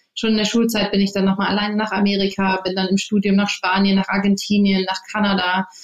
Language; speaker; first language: German; early bilingual, other home language; English